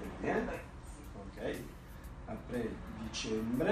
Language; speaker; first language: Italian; non-native, learner; French